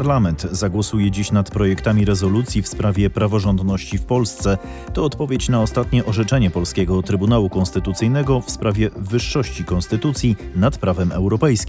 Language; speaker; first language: Polish; native; Polish